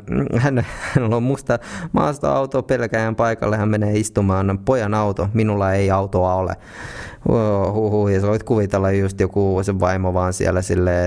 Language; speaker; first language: Finnish; native; Finnish